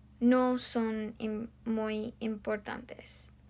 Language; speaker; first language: Spanish; non-native, learner; English